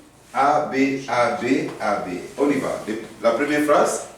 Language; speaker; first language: French; non-native, fluent; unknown